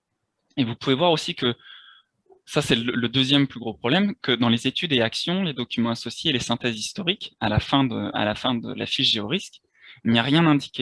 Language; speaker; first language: French; native; French